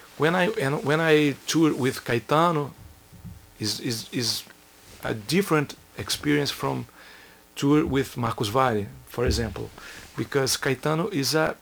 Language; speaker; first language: English; non-native, learner; Portuguese